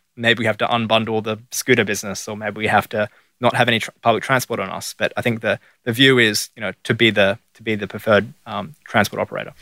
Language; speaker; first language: English; native; English